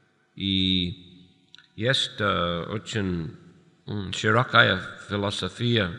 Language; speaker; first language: Russian; non-native, fluent; English